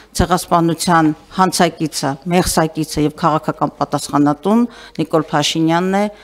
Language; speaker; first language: Armenian; native; Armenian